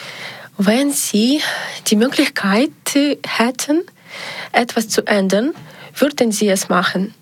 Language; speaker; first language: German; non-native, learner; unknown